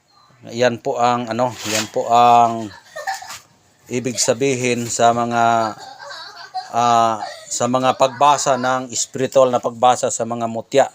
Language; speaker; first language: Filipino; non-native, local second language; Cebuano